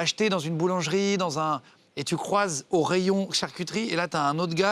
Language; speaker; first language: French; native; French